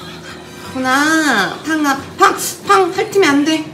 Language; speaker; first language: Korean; native; Korean